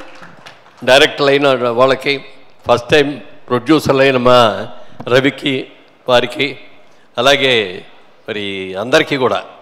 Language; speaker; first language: Telugu; native; Telugu